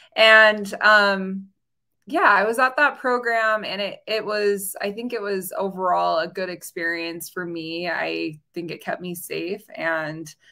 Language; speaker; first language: English; native; English